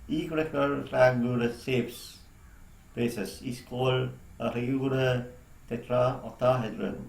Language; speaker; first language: English; non-native, local second language; Sinhala